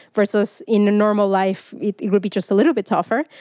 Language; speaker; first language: English; non-native, fluent; Spanish